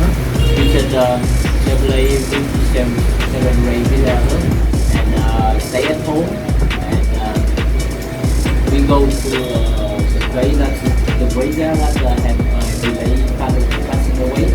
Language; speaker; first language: English; non-native, learner; Vietnamese